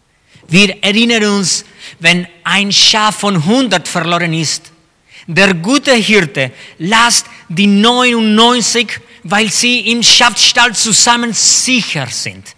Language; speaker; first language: German; non-native, fluent; Spanish